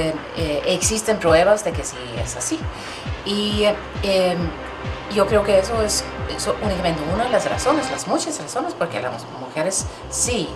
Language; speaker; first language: Spanish; non-native, fluent; Swedish